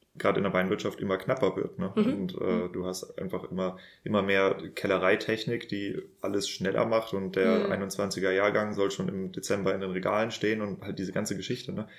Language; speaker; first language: German; native; German